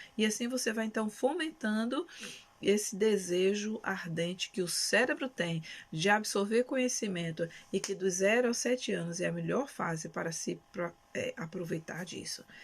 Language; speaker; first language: Portuguese; native; Portuguese